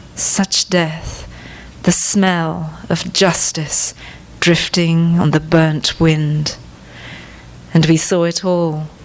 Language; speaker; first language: English; non-native, local second language; Tamil